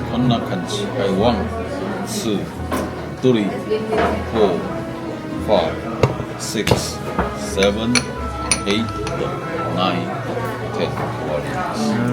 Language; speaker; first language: Japanese; non-native, learner; Chinese